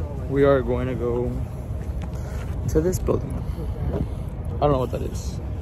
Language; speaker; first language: English; early bilingual, other home language; Spanish